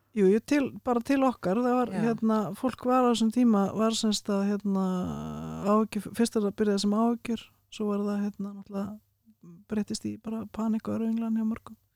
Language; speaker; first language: Icelandic; early bilingual, other home language; Russian